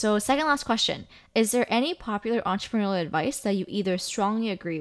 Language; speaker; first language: English; native; English